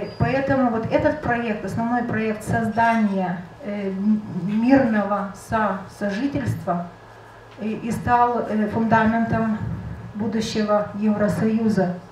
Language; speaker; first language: Russian; non-native, local second language; Lithuanian